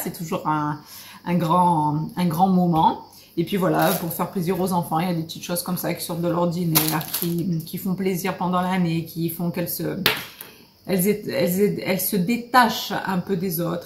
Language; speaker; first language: French; native; French